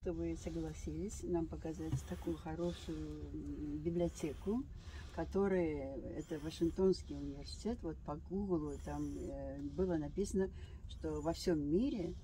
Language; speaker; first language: Russian; non-native, local second language; Uzbek